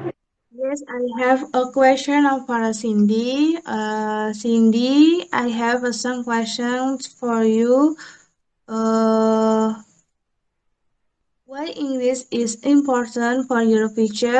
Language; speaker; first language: English; non-native, learner; Indonesian